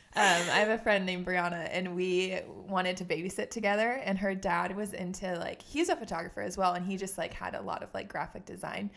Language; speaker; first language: English; native; English